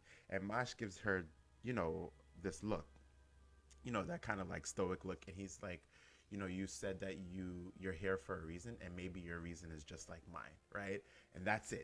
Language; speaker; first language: English; native; English